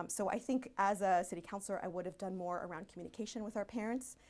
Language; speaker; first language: English; early bilingual, other home language; Spanish